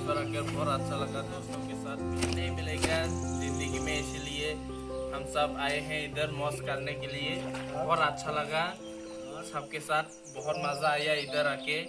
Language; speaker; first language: Hindi; non-native, local second language; Kok Borok